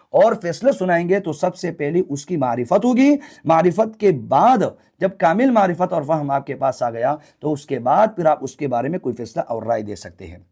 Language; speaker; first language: Urdu; non-native, local second language; Pashto